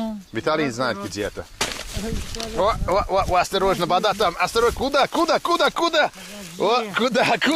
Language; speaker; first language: Russian; non-native, learner; English